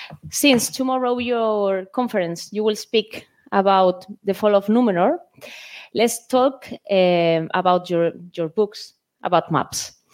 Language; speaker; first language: English; non-native, fluent; Spanish